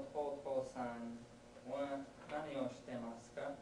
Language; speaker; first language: Japanese; non-native, learner; English